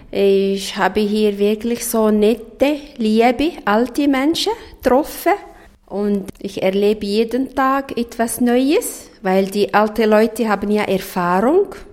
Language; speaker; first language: German; non-native, fluent; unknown